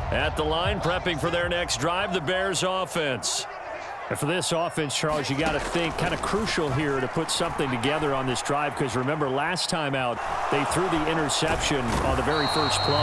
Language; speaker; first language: English; native; English